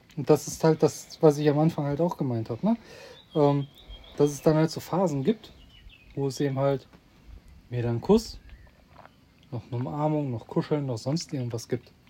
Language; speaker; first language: German; native; German